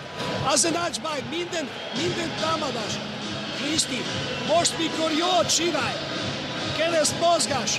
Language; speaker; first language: Hungarian; non-native, learner; Russian